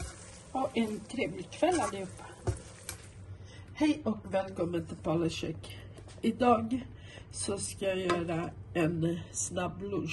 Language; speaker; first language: Swedish; non-native, fluent; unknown